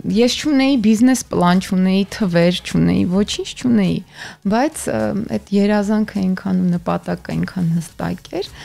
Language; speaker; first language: Armenian; native; Armenian